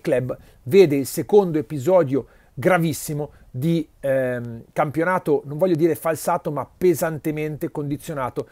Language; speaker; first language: Italian; native; Italian